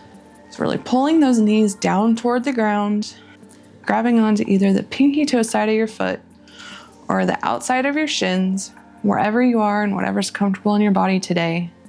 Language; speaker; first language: English; native; English